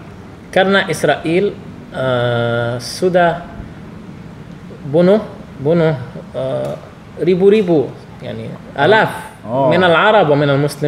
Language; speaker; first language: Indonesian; non-native, learner; Arabic